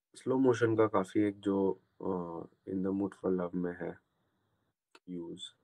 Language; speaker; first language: Hindi; non-native, local second language; Gujarati